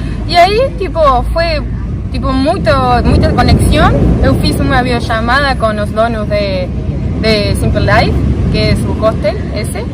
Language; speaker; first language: Portuguese; non-native, learner; Spanish